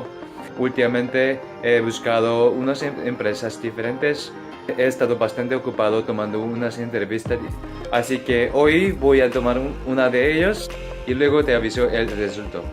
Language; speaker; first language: Spanish; non-native, fluent; Korean